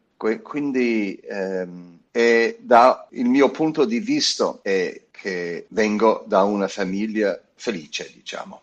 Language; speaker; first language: Italian; non-native, fluent; English